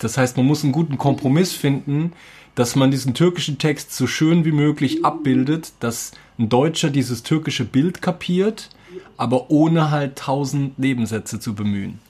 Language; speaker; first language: German; native; German